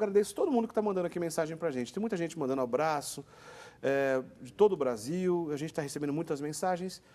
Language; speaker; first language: Portuguese; native; Portuguese